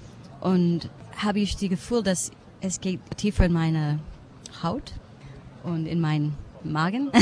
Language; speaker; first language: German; non-native, fluent; English